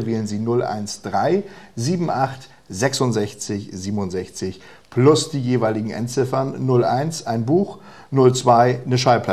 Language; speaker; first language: German; native; German